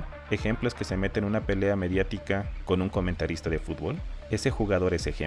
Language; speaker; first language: Spanish; native; Spanish